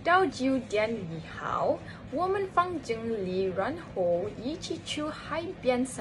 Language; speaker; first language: Chinese; non-native, learner; Malay